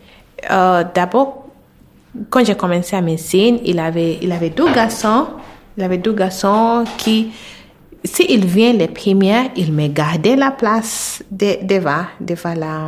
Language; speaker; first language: French; non-native, learner; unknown